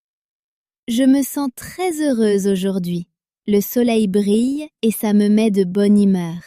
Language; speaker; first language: French; native; French